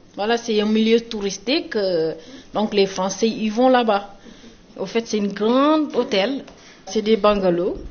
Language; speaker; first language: French; non-native, local second language; Wolof